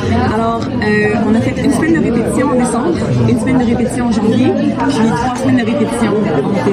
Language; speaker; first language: French; native; French